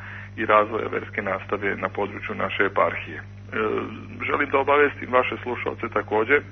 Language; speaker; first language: Croatian; native; Croatian